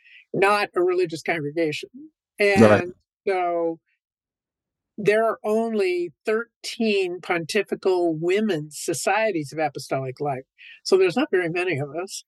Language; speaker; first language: English; native; English